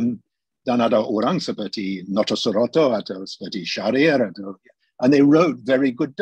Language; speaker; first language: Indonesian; non-native, fluent; English